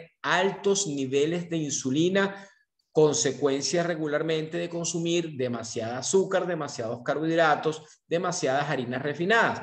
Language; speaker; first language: Spanish; native; Spanish